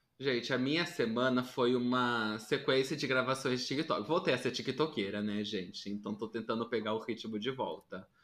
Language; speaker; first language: Portuguese; early bilingual, heritage; Portuguese